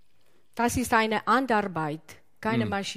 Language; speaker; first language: German; non-native, learner; Italian